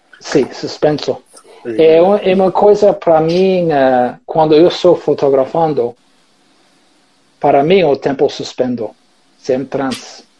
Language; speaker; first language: Portuguese; non-native, learner; English